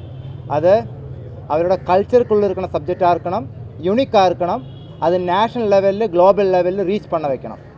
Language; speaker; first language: Tamil; non-native, local second language; Malayalam